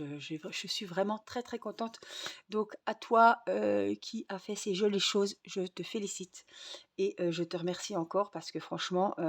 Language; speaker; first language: French; native; French